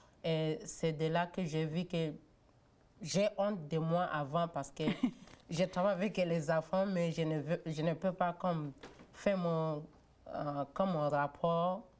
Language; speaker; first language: French; non-native, learner; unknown